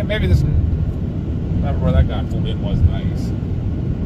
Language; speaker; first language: English; native; English